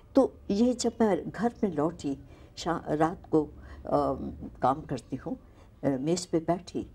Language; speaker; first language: Urdu; non-native, local second language; Punjabi